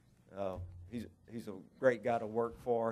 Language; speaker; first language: English; native; English